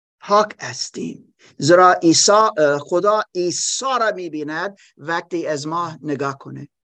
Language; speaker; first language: Persian; non-native, learner; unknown